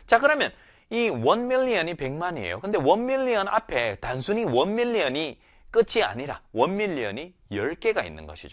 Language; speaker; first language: Korean; native; Korean